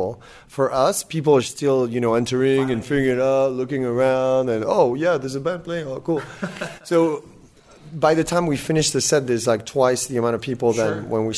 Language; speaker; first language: English; non-native, fluent; French